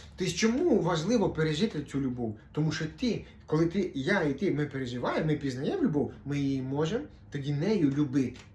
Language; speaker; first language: Ukrainian; non-native, local second language; Russian